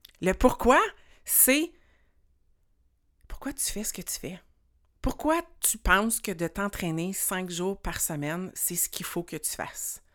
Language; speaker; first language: French; native; French